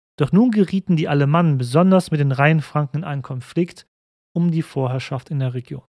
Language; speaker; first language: German; native; German